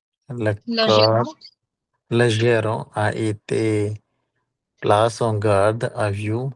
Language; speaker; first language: French; non-native, learner; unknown